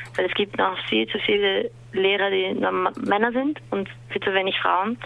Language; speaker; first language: German; non-native, fluent; Portuguese